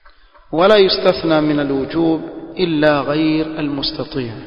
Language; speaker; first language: Arabic; non-native, fluent; Swahili